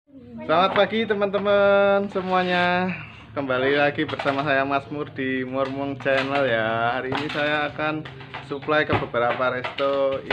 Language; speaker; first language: Indonesian; non-native, local second language; Javanese